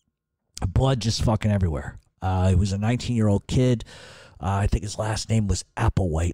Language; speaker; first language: English; native; English